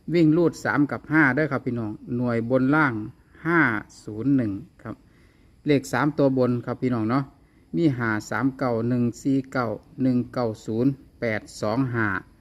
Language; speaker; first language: Thai; native; Thai